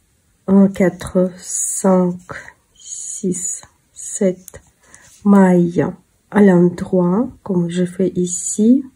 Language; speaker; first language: French; non-native, fluent; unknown